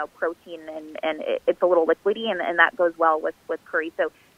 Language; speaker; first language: English; native; English